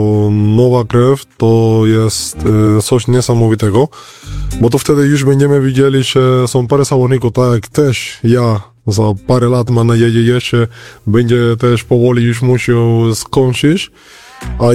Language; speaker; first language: Polish; non-native, fluent; Spanish